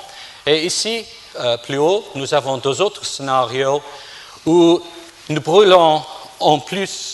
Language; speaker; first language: French; non-native, fluent; English